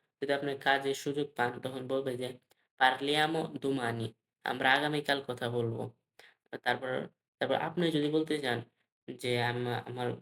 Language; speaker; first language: Bangla; native; Bangla